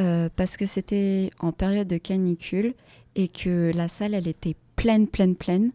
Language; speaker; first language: French; native; French